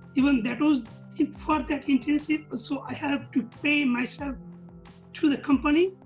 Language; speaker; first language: English; non-native, local second language; Nepali